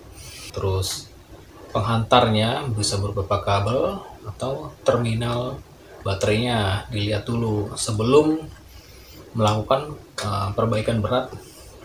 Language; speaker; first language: Indonesian; native; Indonesian